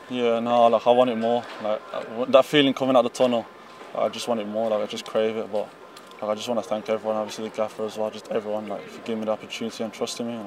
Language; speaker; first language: English; native; English